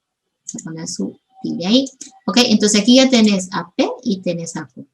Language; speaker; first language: Spanish; native; Spanish